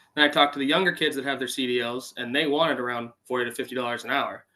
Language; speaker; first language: English; native; English